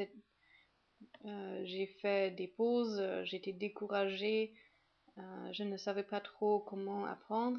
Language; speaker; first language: French; non-native, fluent; German